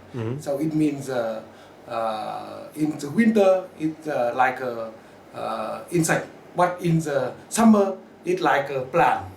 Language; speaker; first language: English; non-native, learner; Vietnamese